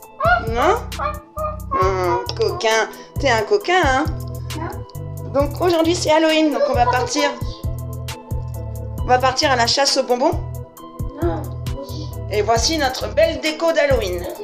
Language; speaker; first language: French; native; French